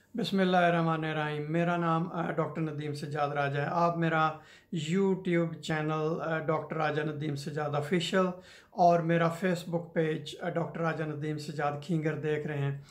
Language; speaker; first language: Urdu; non-native, local second language; Punjabi